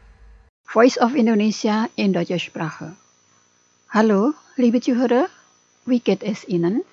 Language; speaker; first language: German; non-native, fluent; Indonesian